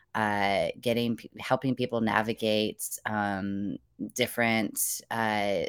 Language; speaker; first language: English; native; English